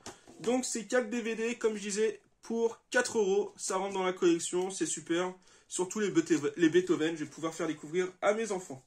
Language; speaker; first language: French; native; French